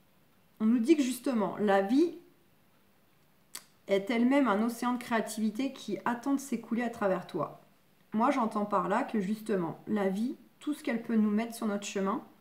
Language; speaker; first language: French; native; French